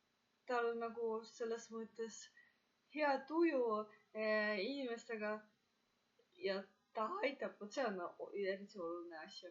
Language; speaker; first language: Estonian; non-native, local second language; Russian